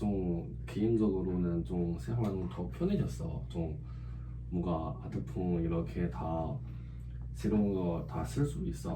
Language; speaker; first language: Korean; non-native, learner; Chinese